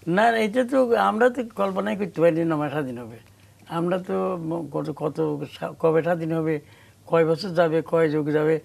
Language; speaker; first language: Bangla; native; Bangla